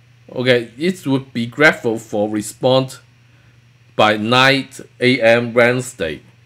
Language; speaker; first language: English; non-native, local second language; Cantonese